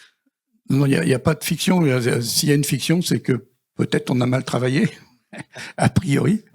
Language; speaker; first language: French; native; French